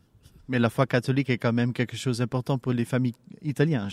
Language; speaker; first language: French; non-native, local second language; Dutch